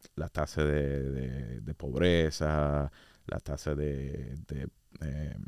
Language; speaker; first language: Spanish; non-native, fluent; English